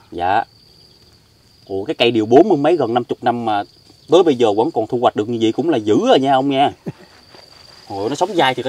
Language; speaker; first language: Vietnamese; native; Vietnamese